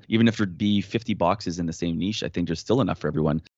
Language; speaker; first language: English; non-native, fluent; French